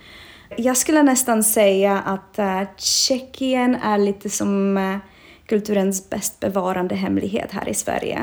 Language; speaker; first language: Swedish; non-native, fluent; Czech